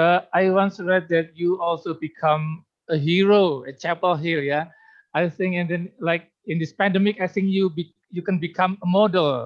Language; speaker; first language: English; non-native, fluent; Indonesian